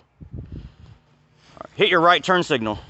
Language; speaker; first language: English; native; English